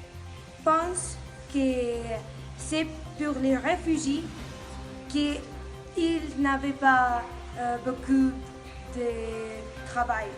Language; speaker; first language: French; non-native, learner; Spanish